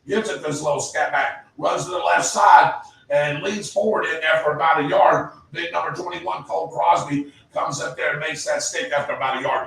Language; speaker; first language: English; native; English